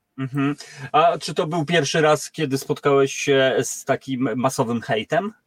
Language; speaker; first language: Polish; native; Polish